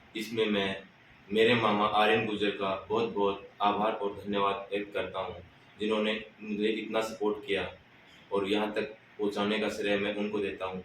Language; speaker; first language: Hindi; native; Hindi